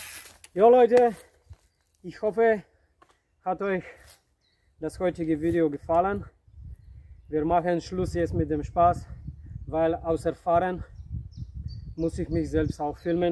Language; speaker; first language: German; non-native, fluent; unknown